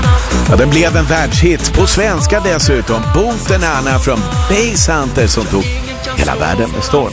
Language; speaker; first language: Swedish; native; Swedish